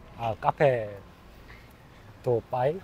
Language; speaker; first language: Portuguese; non-native, learner; Korean